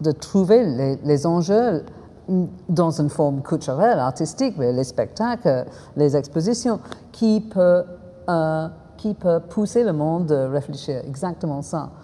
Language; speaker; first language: French; non-native, fluent; English